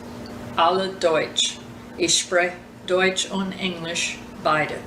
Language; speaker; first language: German; early bilingual, heritage; German